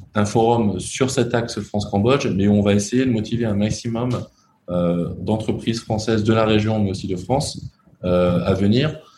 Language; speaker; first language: French; native; French